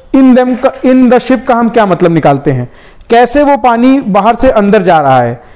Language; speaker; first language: Hindi; native; Hindi